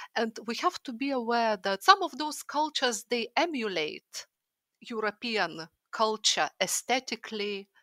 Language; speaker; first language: English; non-native, fluent; Lithuanian